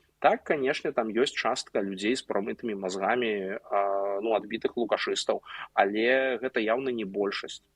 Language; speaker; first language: Belarusian; non-native, local second language; Russian